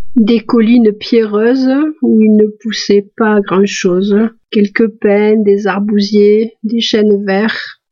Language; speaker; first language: French; native; French